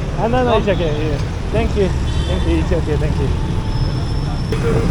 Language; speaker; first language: English; non-native, learner; Korean